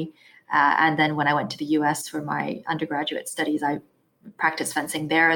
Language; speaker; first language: English; non-native, local second language; Cantonese